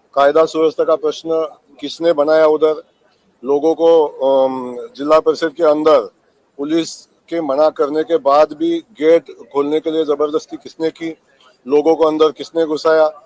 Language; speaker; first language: Hindi; non-native, local second language; Marathi